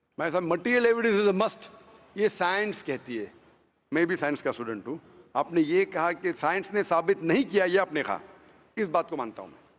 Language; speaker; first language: Hindi; non-native, local second language; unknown